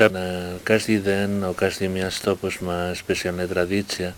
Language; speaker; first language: Polish; non-native, learner; Spanish